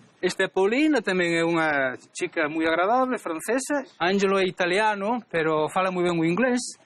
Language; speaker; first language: Galician; native; Galician